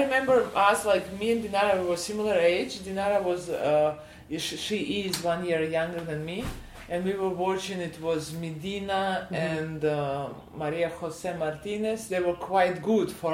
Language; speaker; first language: English; non-native, fluent; Russian